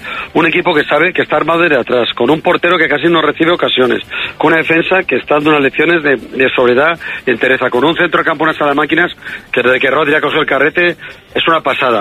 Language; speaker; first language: Spanish; native; Spanish